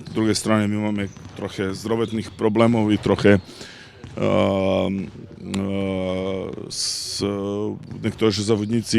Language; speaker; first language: Polish; non-native, learner; Serbian